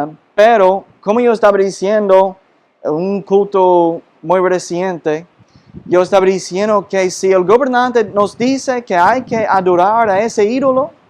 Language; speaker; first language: Spanish; non-native, fluent; English